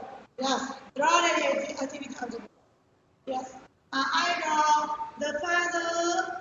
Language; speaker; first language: English; non-native, learner; Vietnamese